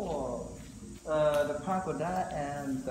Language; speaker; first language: English; non-native, learner; Khmer